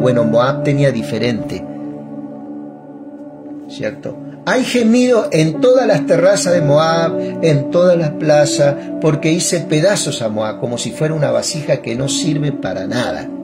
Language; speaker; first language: Spanish; native; Spanish